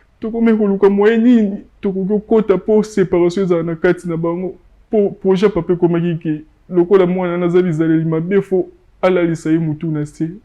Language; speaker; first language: Lingala; non-native, local second language; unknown